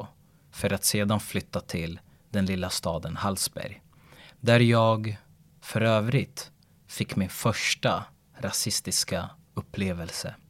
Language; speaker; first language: Swedish; early bilingual, other home language; Lingala